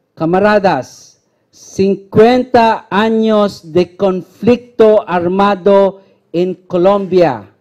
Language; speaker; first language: Spanish; non-native, learner; Filipino